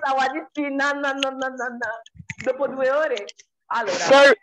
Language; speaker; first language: Italian; non-native, fluent; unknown